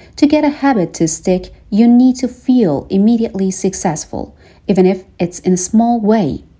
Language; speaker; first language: English; non-native, fluent; Persian